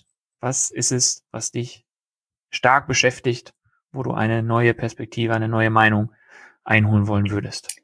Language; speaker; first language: German; native; German